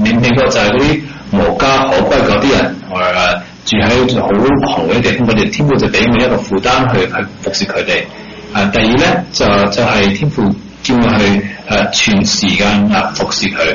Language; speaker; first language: Chinese; early bilingual, heritage; Cantonese